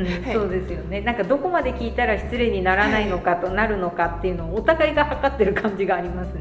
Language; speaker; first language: Japanese; native; Japanese